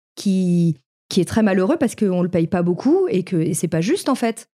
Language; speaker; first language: French; native; French